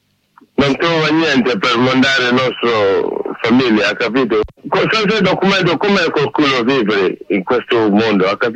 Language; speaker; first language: Italian; non-native, learner; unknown